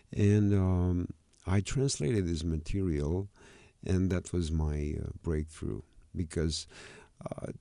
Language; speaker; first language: English; non-native, fluent; Romanian